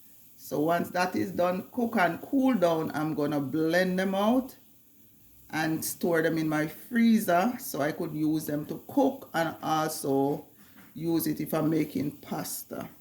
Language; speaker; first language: English; non-native, local second language; Jamaican Creole English